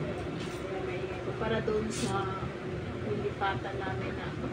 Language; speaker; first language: Filipino; native; Filipino